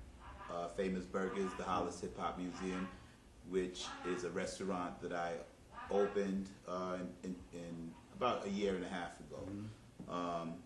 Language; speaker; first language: English; native; English